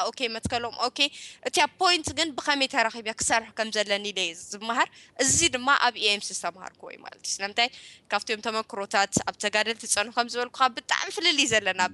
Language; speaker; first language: Tigrinya; early bilingual, heritage; Tigrinya